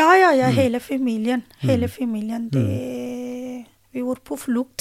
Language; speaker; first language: Norwegian; non-native, learner; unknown